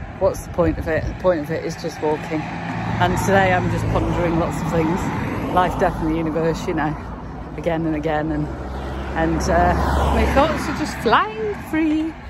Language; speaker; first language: English; native; English